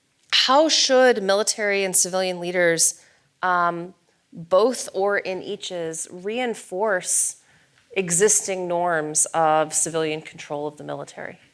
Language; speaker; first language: English; native; English